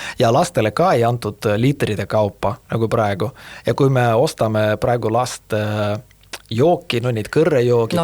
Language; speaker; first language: Estonian; non-native, fluent; Russian